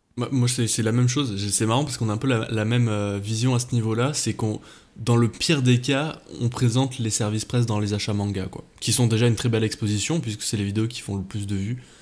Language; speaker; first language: French; native; French